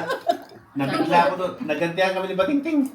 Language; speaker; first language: Filipino; native; Filipino